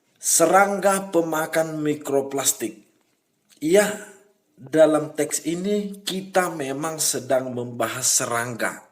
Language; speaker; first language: Indonesian; native; Indonesian